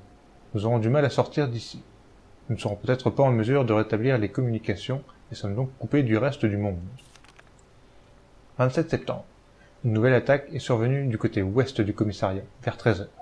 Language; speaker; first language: French; native; French